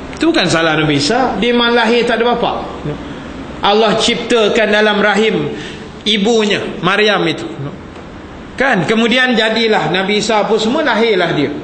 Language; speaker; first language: Malay; native; Malay